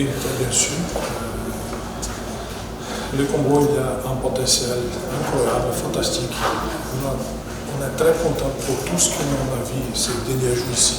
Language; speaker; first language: French; non-native, fluent; Portuguese